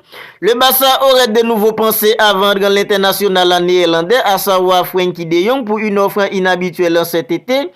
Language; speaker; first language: French; native; French